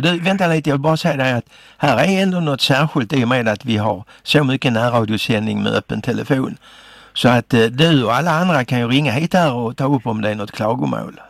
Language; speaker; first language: Swedish; native; Swedish